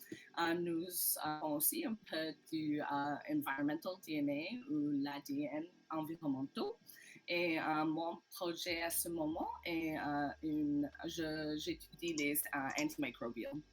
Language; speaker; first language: French; non-native, learner; English